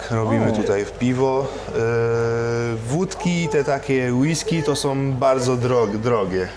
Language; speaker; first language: Polish; early bilingual, heritage; Polish